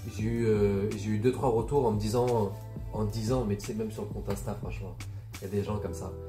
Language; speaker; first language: French; native; French